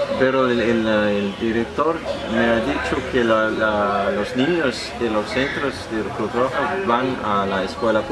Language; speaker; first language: Spanish; non-native, learner; Danish